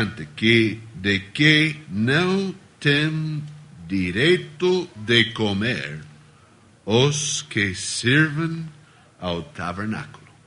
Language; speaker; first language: Spanish; non-native, learner; Portuguese